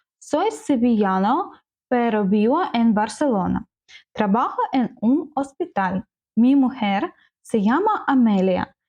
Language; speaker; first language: Spanish; non-native, learner; Ukrainian